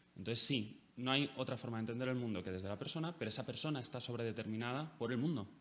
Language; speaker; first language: Spanish; native; Spanish